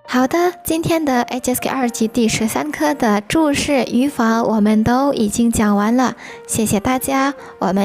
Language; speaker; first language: Chinese; non-native, fluent; Indonesian